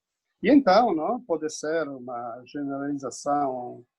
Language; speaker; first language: Portuguese; non-native, fluent; Italian